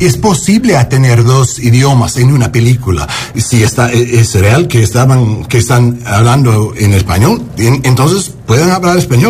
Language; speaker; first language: Spanish; non-native, learner; English